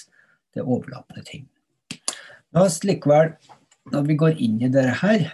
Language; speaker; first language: Norwegian; native; Norwegian